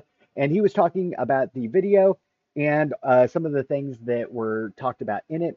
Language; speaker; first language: English; native; English